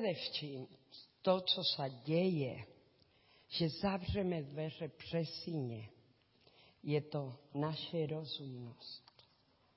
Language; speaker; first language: Czech; non-native, learner; Spanish